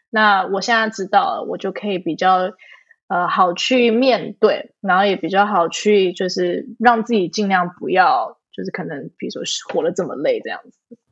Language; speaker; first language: Chinese; early bilingual, heritage; Chinese